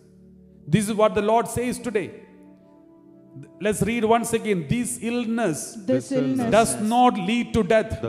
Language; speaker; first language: English; non-native, local second language; Malayalam